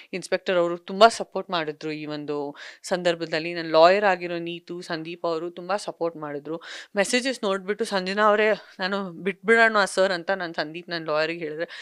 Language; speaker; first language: Kannada; non-native, local second language; Sindhi